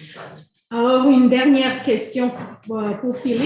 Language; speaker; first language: French; non-native, fluent; Croatian